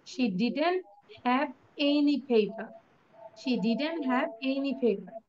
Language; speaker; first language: English; non-native, local second language; Bangla